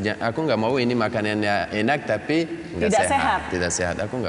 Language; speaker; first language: Indonesian; non-native, learner; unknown